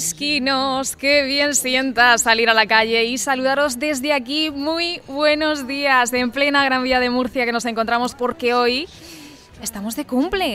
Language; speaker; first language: Spanish; native; Spanish